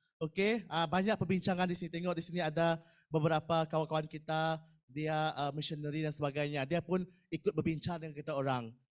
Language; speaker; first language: Malay; non-native, local second language; Iban